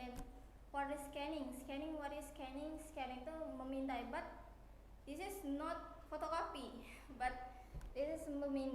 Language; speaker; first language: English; non-native, learner; Indonesian